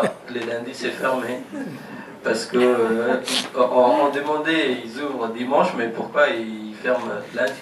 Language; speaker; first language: French; non-native, fluent; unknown